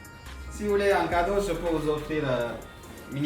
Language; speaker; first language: French; non-native, fluent; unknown